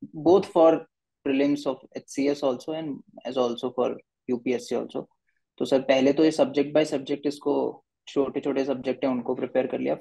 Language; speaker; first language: Hindi; native; Hindi